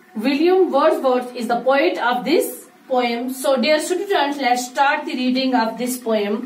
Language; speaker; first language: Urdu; non-native, local second language; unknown